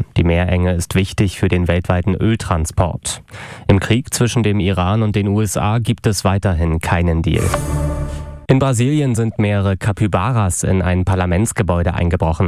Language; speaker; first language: German; native; German